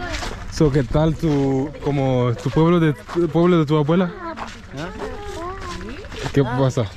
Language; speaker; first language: Spanish; non-native, learner; Swahili